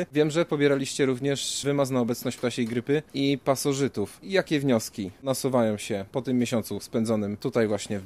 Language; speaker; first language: Polish; native; Polish